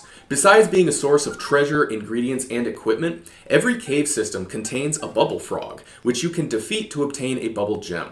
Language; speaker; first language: English; native; English